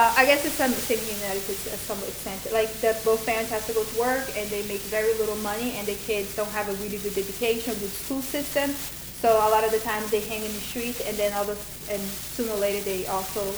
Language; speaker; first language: English; non-native, fluent; Portuguese